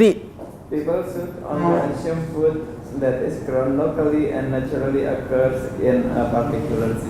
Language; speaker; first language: English; non-native, learner; Indonesian